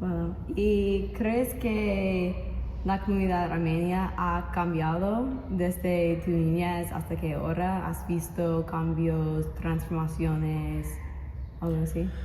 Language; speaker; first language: Spanish; non-native, learner; English